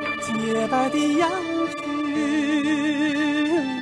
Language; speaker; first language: Chinese; native; Chinese